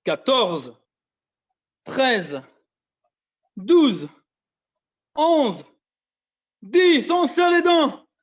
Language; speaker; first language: French; native; French